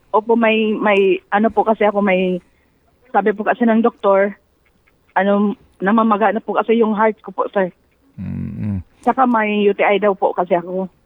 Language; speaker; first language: Filipino; non-native, local second language; Cebuano